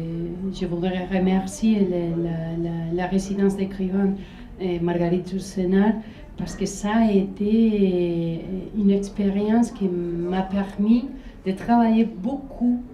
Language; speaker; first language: French; non-native, fluent; Spanish